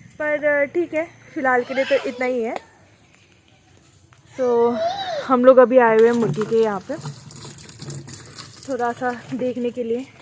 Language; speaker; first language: Hindi; native; Hindi